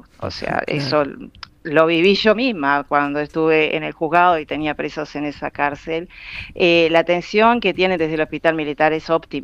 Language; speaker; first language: Spanish; native; Spanish